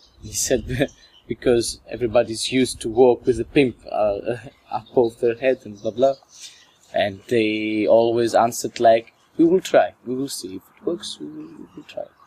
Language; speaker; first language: English; non-native, fluent; Greek